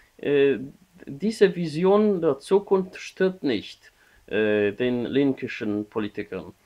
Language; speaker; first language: German; non-native, learner; Polish